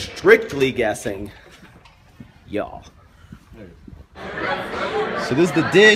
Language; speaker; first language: English; native; English